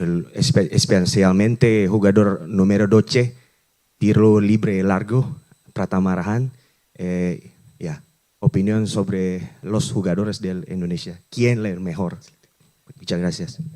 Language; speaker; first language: Spanish; non-native, learner; Indonesian